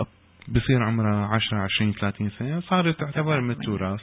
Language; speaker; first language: Arabic; native; Arabic